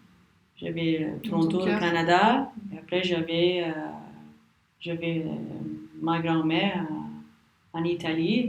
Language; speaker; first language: French; non-native, learner; English